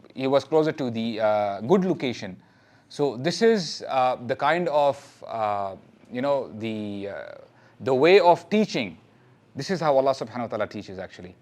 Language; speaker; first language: English; non-native, local second language; Urdu